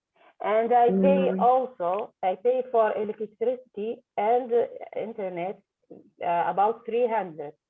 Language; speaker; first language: English; non-native, learner; Arabic